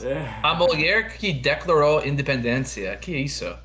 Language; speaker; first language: Portuguese; non-native, fluent; English